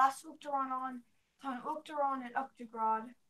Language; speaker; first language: Irish; non-native, learner; English